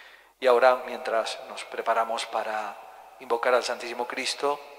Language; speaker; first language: Spanish; native; Spanish